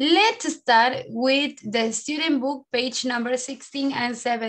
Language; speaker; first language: English; non-native, learner; Spanish